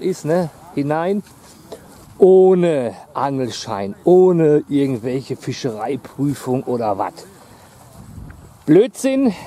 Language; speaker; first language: German; native; German